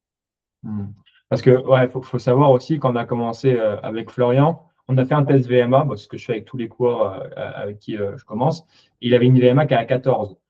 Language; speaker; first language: French; native; French